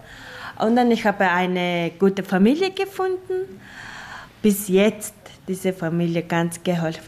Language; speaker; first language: German; non-native, learner; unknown